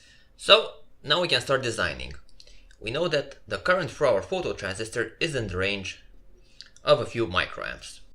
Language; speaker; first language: English; non-native, fluent; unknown